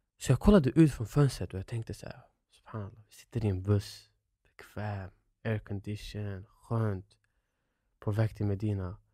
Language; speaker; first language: Swedish; early bilingual, other home language; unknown